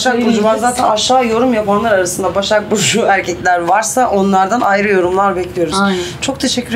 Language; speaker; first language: Turkish; native; Turkish